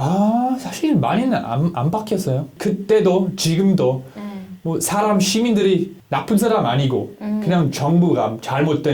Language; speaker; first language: Korean; non-native, learner; English